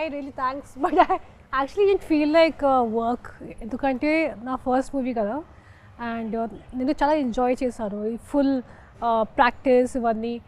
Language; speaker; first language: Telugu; non-native, fluent; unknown